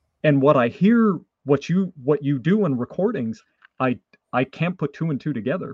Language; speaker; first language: English; non-native, fluent; French